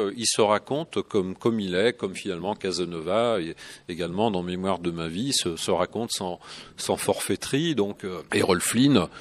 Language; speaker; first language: French; native; French